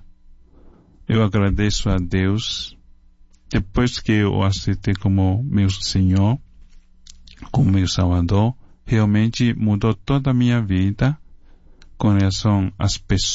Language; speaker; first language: Portuguese; non-native, fluent; Chinese